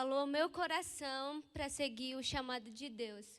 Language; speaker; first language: Portuguese; non-native, local second language; Ticuna